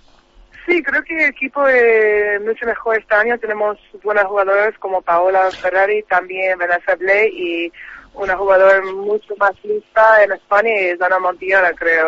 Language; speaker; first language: Spanish; non-native, learner; English